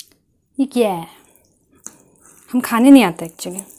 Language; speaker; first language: Hindi; non-native, local second language; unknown